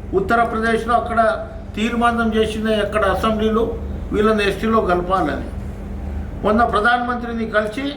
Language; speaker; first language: Telugu; non-native, local second language; Lambadi